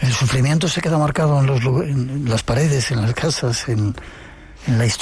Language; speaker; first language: Spanish; native; Spanish